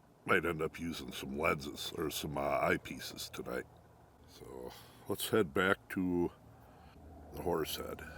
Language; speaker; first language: English; native; English